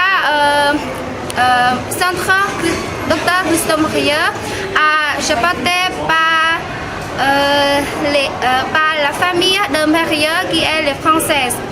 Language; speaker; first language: French; non-native, learner; Khmer